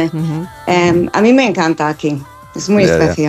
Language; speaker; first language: Spanish; non-native, learner; English